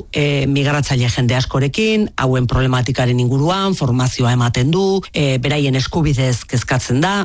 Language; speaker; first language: Basque; native; Basque